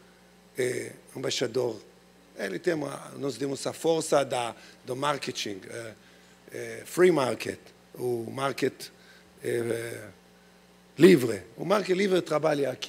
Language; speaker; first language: Portuguese; non-native, learner; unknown